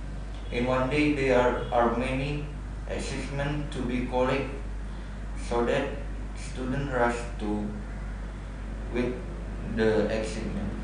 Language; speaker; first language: English; non-native, learner; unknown